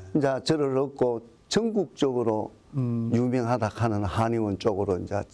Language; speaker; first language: Korean; native; Korean